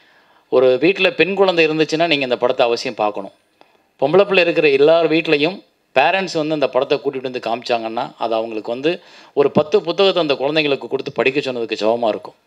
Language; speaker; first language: Tamil; native; Tamil